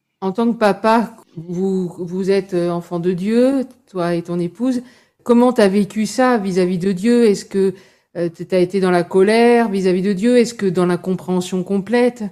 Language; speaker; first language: French; native; French